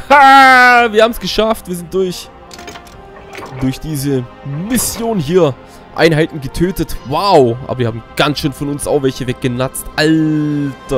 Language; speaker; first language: German; native; German